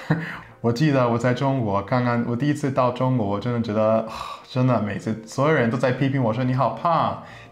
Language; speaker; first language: Chinese; non-native, fluent; English